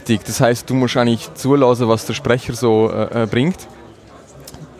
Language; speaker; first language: German; native; German